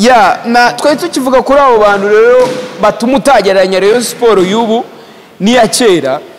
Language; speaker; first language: Kinyarwanda; native; Kinyarwanda